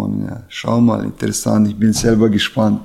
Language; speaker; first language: German; non-native, fluent; Chechen